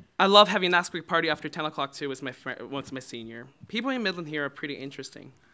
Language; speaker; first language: English; non-native, fluent; Chinese